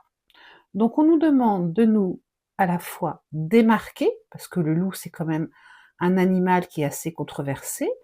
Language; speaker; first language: French; native; French